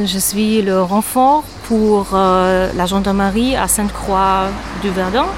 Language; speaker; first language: French; non-native, fluent; German